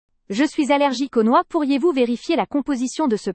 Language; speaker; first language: French; native; French